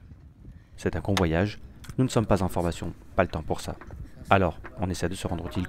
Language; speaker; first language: French; native; French